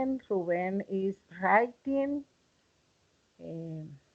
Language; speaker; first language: English; non-native, learner; Spanish